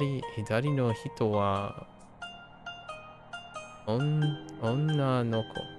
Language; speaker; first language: Japanese; non-native, learner; English